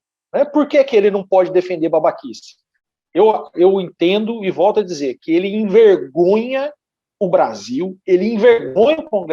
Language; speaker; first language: Portuguese; native; Portuguese